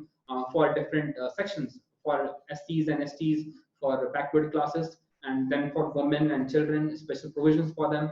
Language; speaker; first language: English; non-native, local second language; Hindi